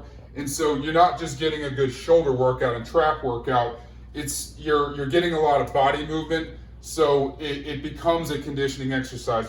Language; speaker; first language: English; native; English